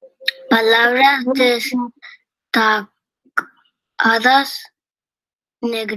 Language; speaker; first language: Spanish; early bilingual, heritage; Spanish